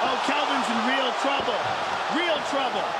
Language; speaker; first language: English; native; English